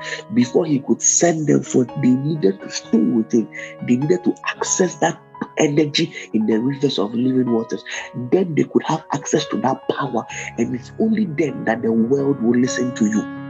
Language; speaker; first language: English; non-native, local second language; Akan